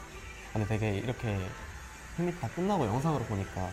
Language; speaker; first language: Korean; native; Korean